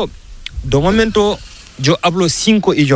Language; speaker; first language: Spanish; non-native, learner; Fula